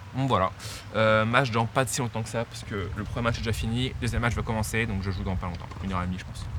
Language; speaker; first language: French; native; French